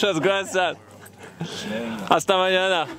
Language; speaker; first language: Spanish; non-native, learner; French